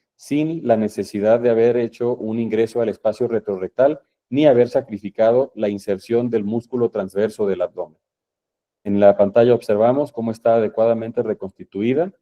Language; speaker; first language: Spanish; native; Spanish